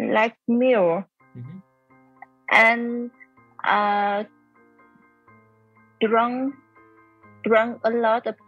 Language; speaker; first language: English; non-native, learner; Vietnamese